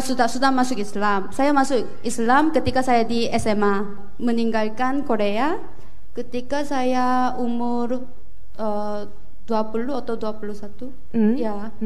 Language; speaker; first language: Indonesian; non-native, fluent; Korean